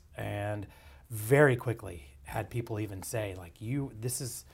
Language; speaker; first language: English; native; English